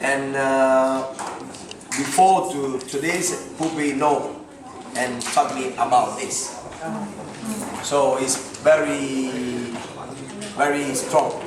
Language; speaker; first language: English; non-native, learner; Spanish